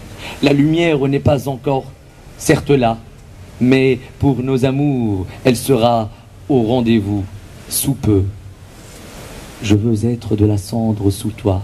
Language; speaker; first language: French; non-native, local second language; Arabic